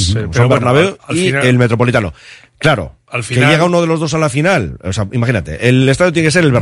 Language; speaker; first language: Spanish; native; Spanish